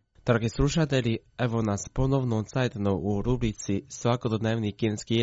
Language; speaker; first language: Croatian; non-native, fluent; Chinese